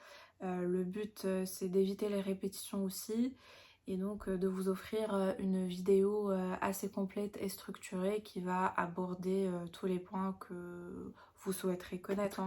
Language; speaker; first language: French; non-native, local second language; Arabic